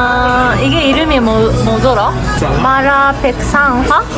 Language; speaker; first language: Korean; non-native, fluent; Japanese